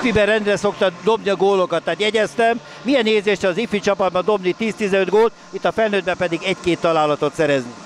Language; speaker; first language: Hungarian; native; Hungarian